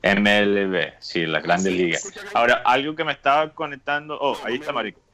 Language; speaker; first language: Spanish; non-native, fluent; English